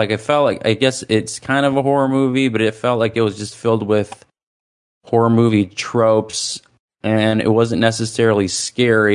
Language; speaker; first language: English; native; English